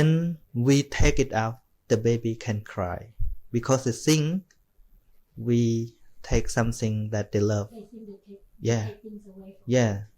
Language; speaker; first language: English; non-native, fluent; Khmer